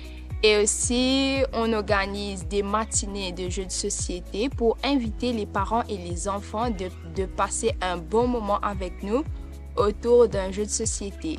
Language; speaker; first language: French; non-native, local second language; Morisyen